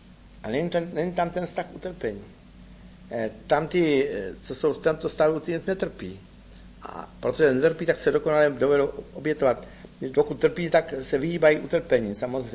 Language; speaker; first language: Czech; native; Czech